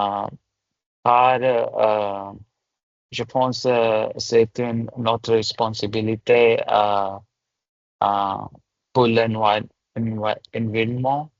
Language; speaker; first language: French; non-native, learner; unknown